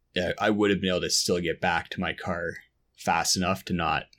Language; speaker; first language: English; native; English